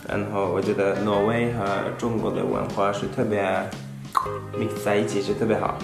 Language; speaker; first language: Chinese; non-native, learner; Norwegian